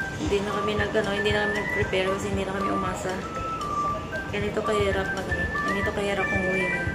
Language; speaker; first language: Filipino; non-native, local second language; Hiligaynon